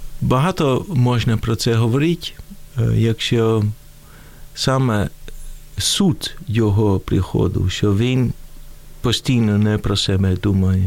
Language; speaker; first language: Ukrainian; non-native, fluent; Dutch